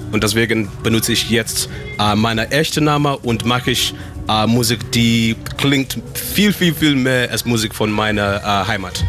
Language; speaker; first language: German; non-native, learner; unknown